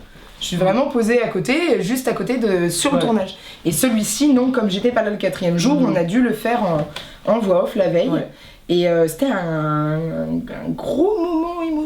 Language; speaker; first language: French; native; French